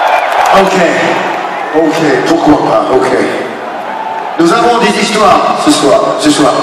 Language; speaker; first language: French; non-native, learner; English